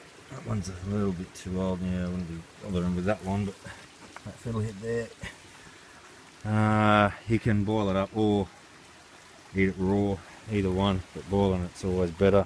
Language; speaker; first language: English; native; English